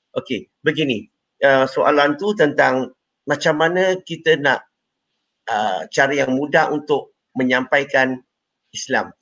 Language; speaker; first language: Malay; non-native, local second language; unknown